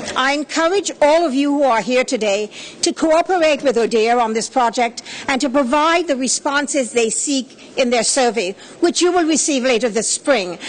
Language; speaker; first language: English; native; English